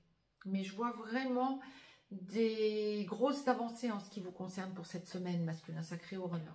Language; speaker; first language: French; native; French